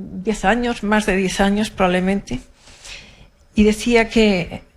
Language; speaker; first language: Spanish; native; Spanish